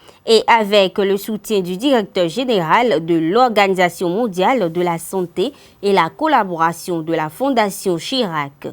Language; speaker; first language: French; native; French